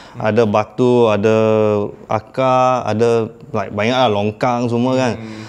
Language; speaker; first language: Malay; non-native, local second language; Chinese